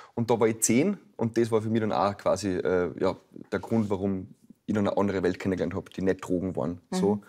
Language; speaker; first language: German; native; German